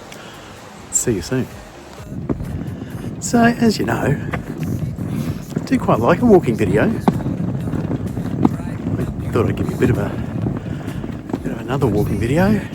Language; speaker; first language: English; native; English